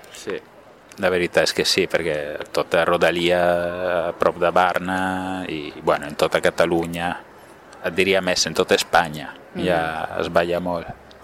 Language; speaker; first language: Catalan; non-native, fluent; Italian